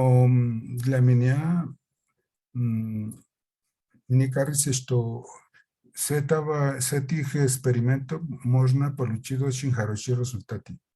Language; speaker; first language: Russian; non-native, fluent; Spanish